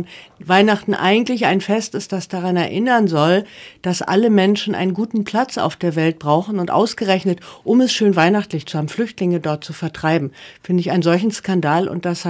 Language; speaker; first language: German; native; German